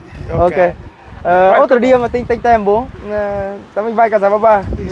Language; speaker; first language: Portuguese; non-native, learner; Vietnamese